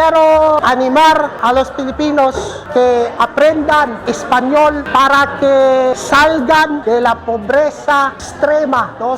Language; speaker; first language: Spanish; non-native, fluent; Filipino